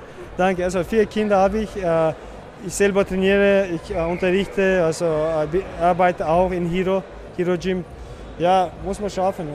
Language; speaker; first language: German; non-native, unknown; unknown